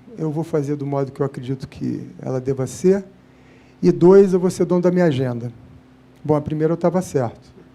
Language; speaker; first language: Portuguese; native; Portuguese